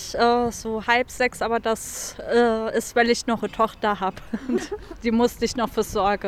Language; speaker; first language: German; native; German